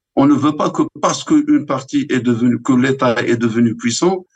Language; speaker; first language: French; non-native, local second language; Arabic